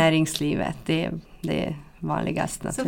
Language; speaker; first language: Swedish; non-native, fluent; Hungarian